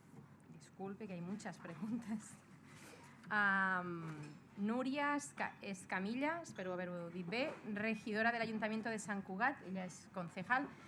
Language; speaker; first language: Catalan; native; Catalan